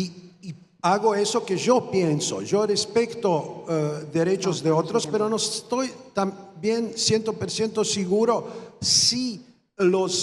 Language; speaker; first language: Spanish; non-native, fluent; Croatian